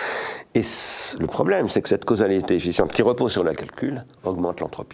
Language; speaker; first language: French; native; French